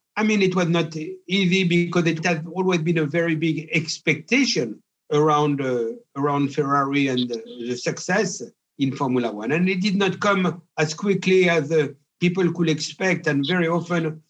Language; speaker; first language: English; non-native, fluent; French